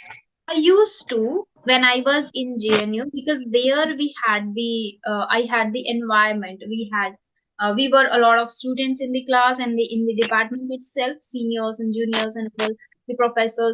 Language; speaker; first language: English; non-native, local second language; Hindi